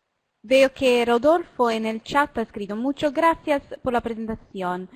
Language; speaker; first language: Spanish; non-native, learner; Italian